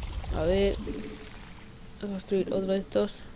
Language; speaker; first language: Spanish; native; Spanish